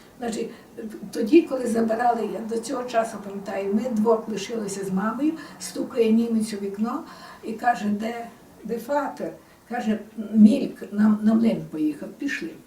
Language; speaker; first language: Ukrainian; native; Ukrainian